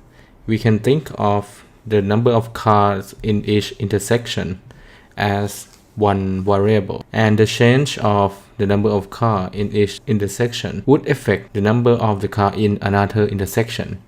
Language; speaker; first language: English; non-native, fluent; Thai